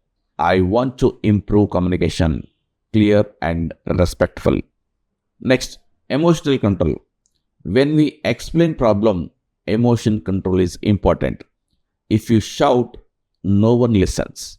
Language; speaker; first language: English; non-native, local second language; Telugu